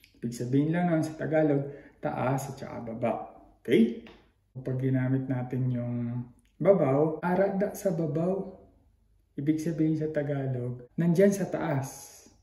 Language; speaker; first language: Filipino; non-native, local second language; Hiligaynon